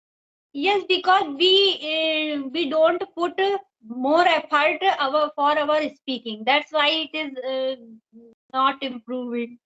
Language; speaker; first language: English; non-native, learner; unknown